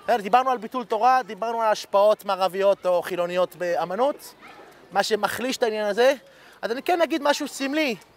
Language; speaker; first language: Hebrew; early bilingual, other home language; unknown